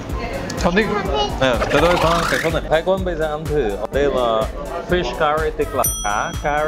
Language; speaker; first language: Vietnamese; non-native, learner; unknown